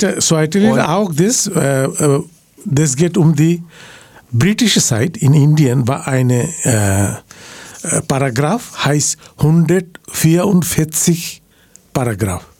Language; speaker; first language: German; non-native, learner; Bangla